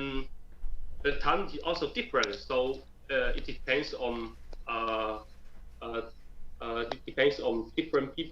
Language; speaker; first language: English; non-native, learner; Chinese